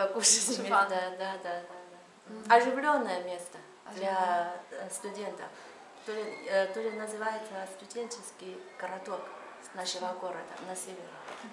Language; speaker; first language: Russian; non-native, learner; Chinese